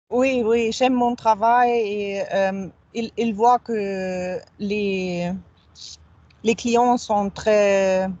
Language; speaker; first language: French; non-native, fluent; German